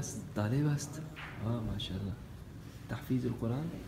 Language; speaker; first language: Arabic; non-native, fluent; Urdu